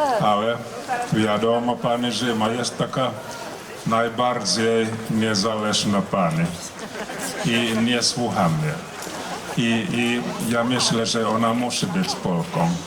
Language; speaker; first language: Polish; non-native, learner; Finnish